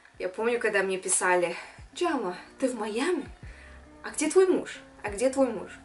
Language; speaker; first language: Russian; non-native, local second language; Kyrgyz